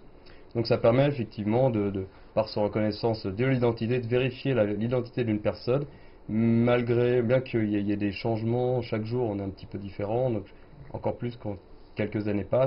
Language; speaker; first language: French; native; French